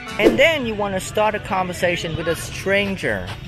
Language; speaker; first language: English; non-native, fluent; Vietnamese